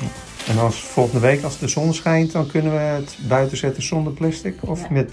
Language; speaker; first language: Dutch; native; Dutch